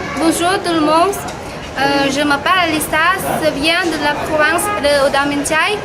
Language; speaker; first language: French; non-native, learner; Khmer